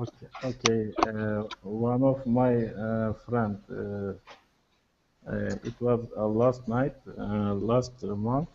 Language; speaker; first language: English; non-native, learner; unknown